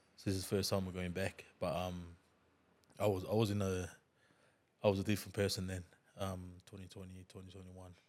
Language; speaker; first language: English; non-native, fluent; Tongan